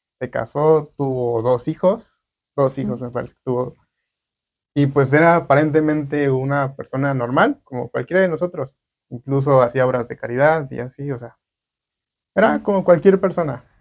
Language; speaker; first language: Spanish; native; Spanish